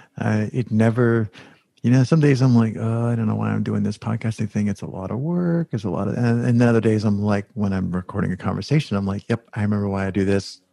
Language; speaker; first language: English; native; English